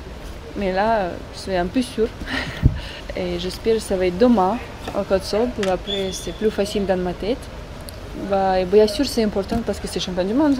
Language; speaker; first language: French; non-native, learner; Russian